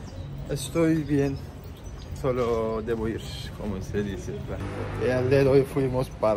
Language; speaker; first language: Spanish; non-native, learner; Turkish